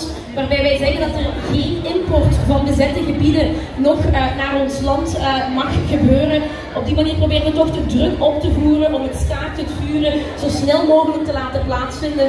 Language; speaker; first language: Dutch; native; Dutch